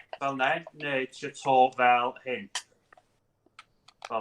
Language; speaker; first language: Welsh; native; Welsh